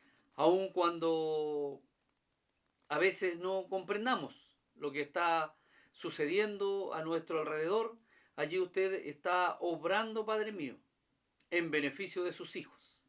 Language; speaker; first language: Spanish; native; Spanish